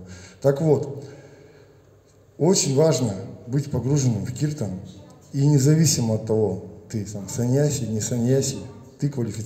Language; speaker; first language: Russian; native; Russian